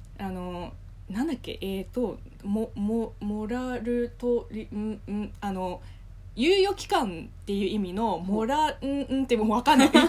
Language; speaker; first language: Japanese; non-native, fluent; Chinese